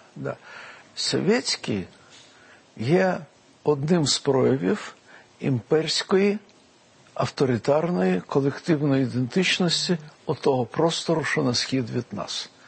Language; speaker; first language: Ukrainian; non-native, local second language; Russian